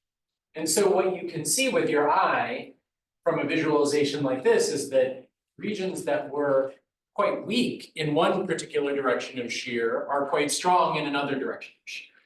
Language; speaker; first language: English; native; English